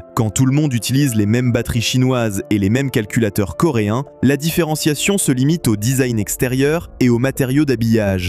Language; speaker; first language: French; native; French